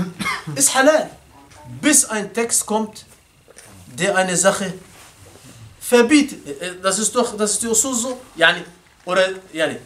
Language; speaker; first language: German; non-native, fluent; Arabic